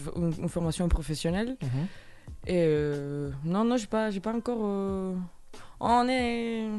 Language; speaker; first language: French; non-native, fluent; Spanish